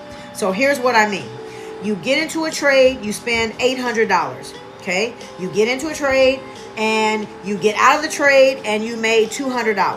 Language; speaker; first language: English; native; English